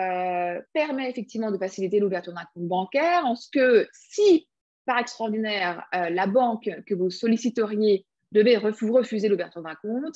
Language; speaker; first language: French; native; French